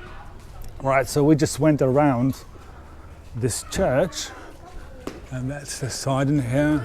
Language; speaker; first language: English; non-native, fluent; Lithuanian